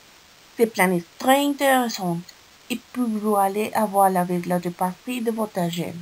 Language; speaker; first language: French; non-native, learner; Spanish